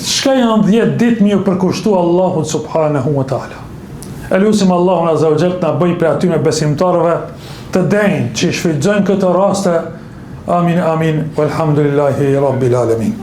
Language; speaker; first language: Albanian; native; Albanian